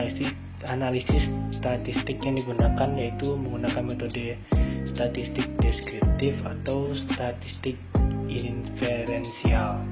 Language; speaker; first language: Indonesian; native; Indonesian